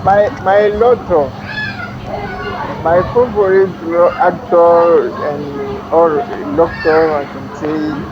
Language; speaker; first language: English; non-native, learner; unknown